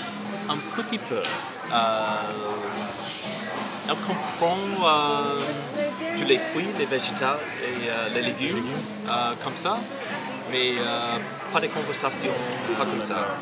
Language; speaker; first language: French; early bilingual, other home language; English